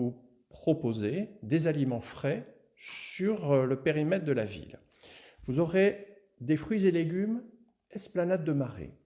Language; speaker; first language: French; native; French